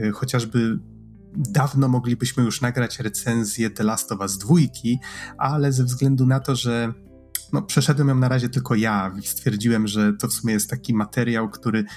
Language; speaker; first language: Polish; native; Polish